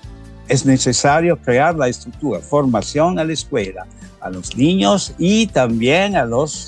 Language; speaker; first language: Spanish; non-native, learner; Italian